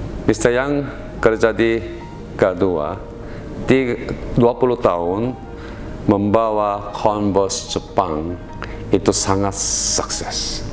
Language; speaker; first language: Indonesian; non-native, learner; Korean